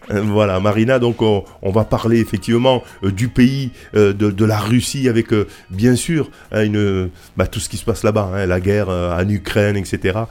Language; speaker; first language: French; native; French